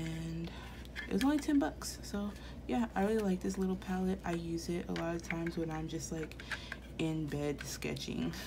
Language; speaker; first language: English; native; English